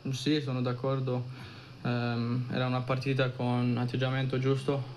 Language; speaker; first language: Italian; non-native, fluent; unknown